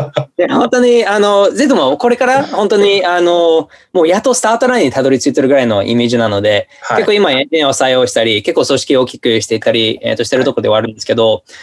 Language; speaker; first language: Japanese; non-native, fluent; English